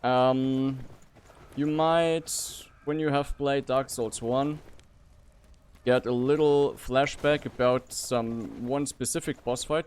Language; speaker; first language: English; non-native, fluent; German